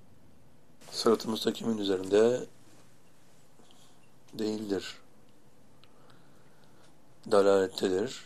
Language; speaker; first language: Turkish; native; Turkish